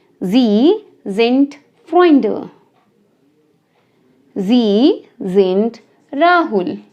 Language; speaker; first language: German; non-native, fluent; Hindi